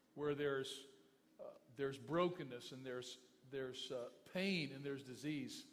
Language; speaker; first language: English; native; English